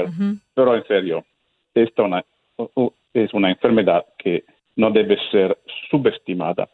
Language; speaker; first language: Spanish; non-native, fluent; Italian